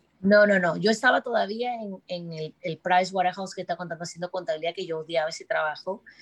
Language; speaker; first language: Spanish; native; Spanish